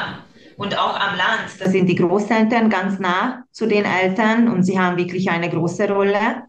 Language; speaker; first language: German; non-native, local second language; Hungarian